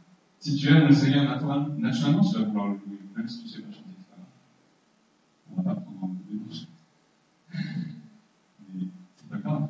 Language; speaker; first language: French; native; French